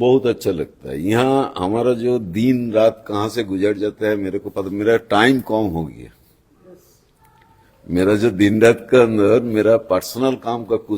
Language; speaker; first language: Hindi; non-native, local second language; Bangla